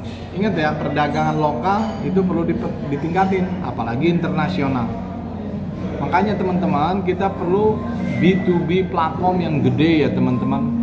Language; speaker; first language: Indonesian; native; Indonesian